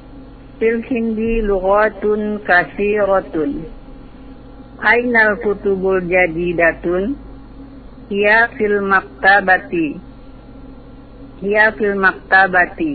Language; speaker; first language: Arabic; non-native, learner; Indonesian